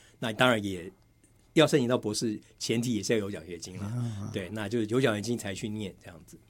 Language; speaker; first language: Chinese; native; Chinese